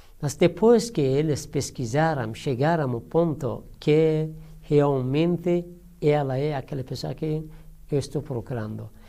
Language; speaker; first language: Portuguese; non-native, learner; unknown